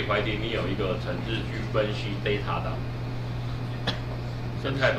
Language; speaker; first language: Chinese; native; Chinese